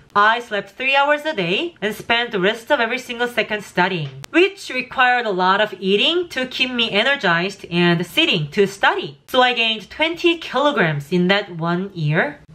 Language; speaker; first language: English; non-native, fluent; Korean